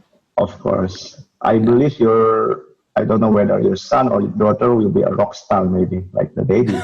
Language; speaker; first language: English; non-native, learner; Indonesian